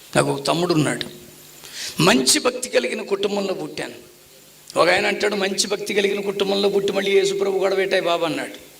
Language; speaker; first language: Telugu; non-native, local second language; Tamil